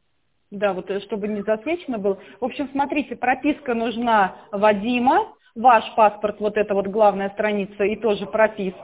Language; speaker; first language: Russian; native; Russian